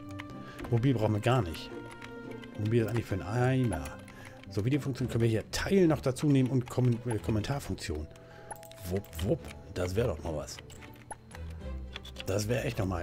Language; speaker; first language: German; native; German